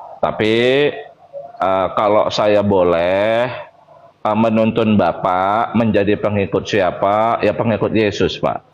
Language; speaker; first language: Indonesian; native; Indonesian